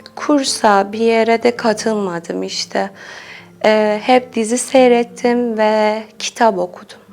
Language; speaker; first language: Turkish; non-native, fluent; Persian